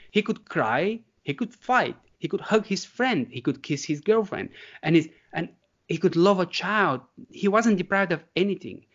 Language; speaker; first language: English; non-native, fluent; Bulgarian